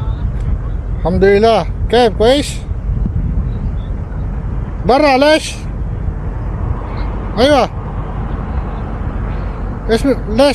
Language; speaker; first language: Arabic; non-native, learner; Filipino